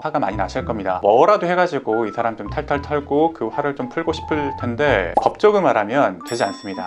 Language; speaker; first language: Korean; native; Korean